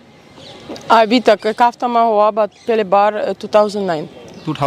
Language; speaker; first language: Hindi; non-native, learner; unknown